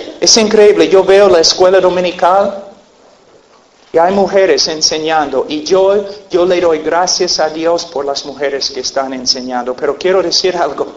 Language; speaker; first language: Spanish; non-native, fluent; English